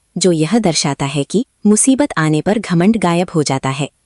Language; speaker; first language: Hindi; non-native, local second language; Malayalam